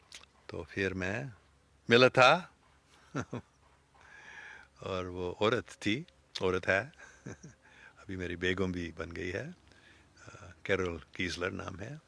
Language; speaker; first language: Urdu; non-native, fluent; English